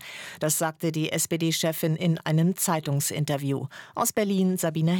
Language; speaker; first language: German; native; German